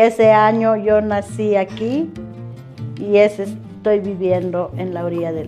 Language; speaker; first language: Spanish; non-native, local second language; Kaqchikel